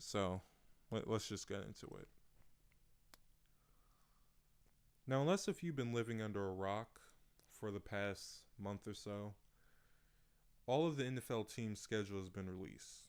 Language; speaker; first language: English; native; English